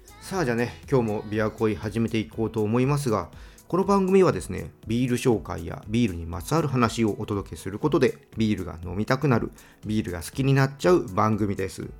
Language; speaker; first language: Japanese; native; Japanese